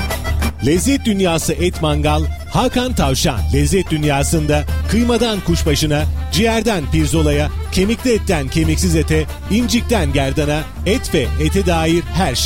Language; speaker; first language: Turkish; native; Turkish